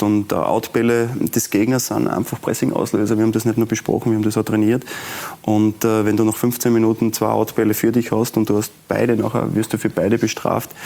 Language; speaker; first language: German; native; German